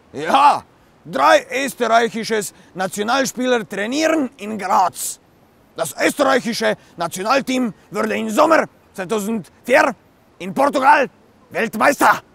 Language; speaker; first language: German; non-native, learner; Slovenian